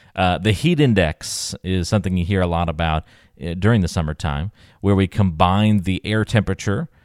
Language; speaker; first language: English; native; English